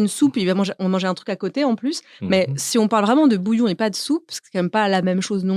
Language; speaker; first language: French; native; French